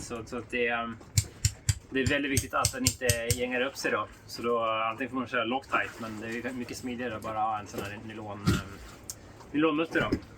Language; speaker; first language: Swedish; native; Swedish